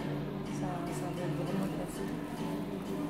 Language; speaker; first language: French; non-native, fluent; English